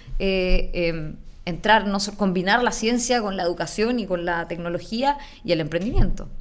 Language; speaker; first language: Spanish; native; Spanish